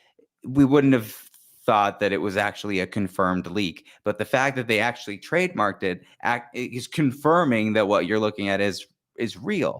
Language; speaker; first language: English; native; English